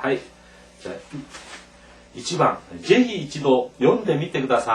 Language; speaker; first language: Japanese; non-native, fluent; Korean